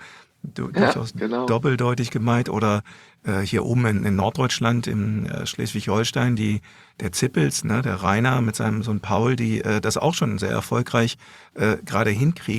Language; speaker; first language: German; native; German